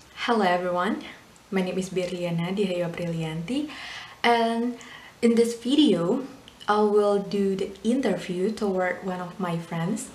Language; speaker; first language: English; non-native, learner; Indonesian